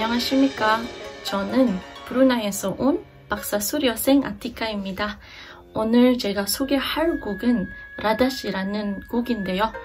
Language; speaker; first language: Korean; non-native, fluent; Malay